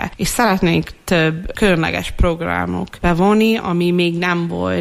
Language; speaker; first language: Hungarian; non-native, fluent; English